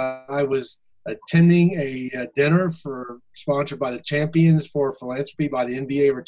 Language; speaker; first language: English; native; English